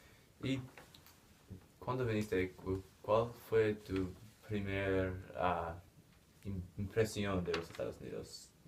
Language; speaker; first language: Spanish; non-native, learner; English